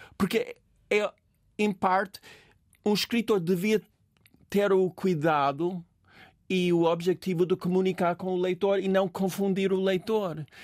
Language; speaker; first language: Portuguese; non-native, fluent; English